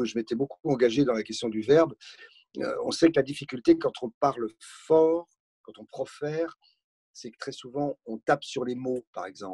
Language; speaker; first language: French; native; French